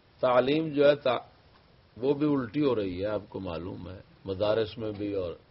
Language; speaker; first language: Urdu; non-native, local second language; Punjabi